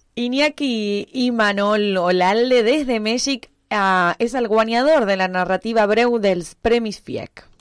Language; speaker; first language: Catalan; non-native, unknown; Spanish